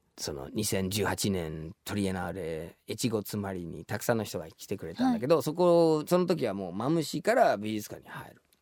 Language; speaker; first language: Japanese; non-native, fluent; English